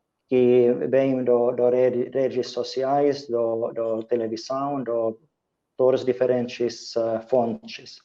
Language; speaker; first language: Portuguese; non-native, fluent; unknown